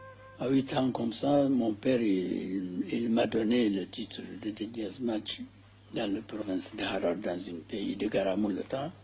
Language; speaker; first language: French; non-native, fluent; Amharic